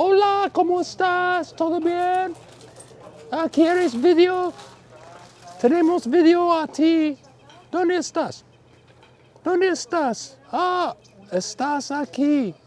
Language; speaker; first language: Spanish; non-native, learner; English